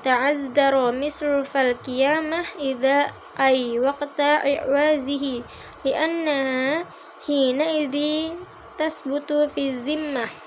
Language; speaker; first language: Arabic; non-native, learner; Indonesian